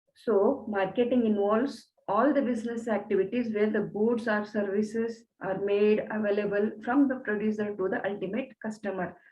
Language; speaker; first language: English; non-native, local second language; Kannada